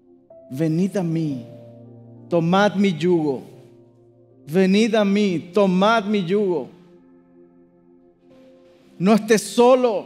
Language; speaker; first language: Spanish; native; Spanish